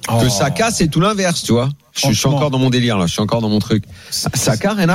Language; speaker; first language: French; native; French